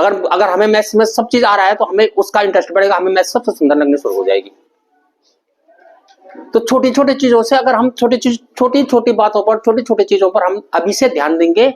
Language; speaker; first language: Hindi; native; Hindi